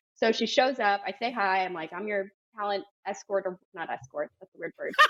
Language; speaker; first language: English; native; English